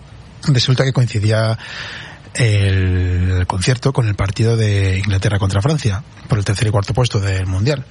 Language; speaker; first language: Spanish; native; Spanish